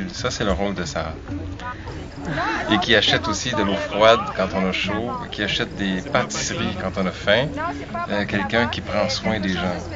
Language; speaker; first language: French; native; French